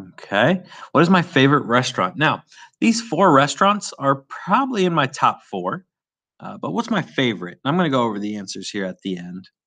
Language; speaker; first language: English; native; English